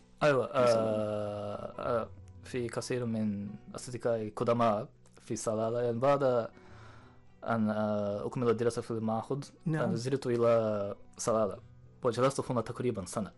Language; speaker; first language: Arabic; non-native, learner; Japanese